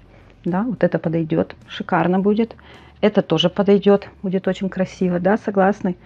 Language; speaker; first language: Russian; native; Russian